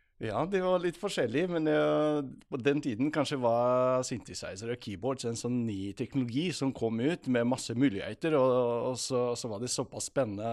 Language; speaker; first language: Norwegian; non-native, fluent; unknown